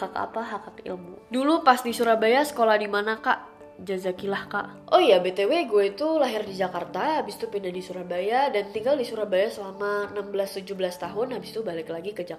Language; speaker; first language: Indonesian; native; Indonesian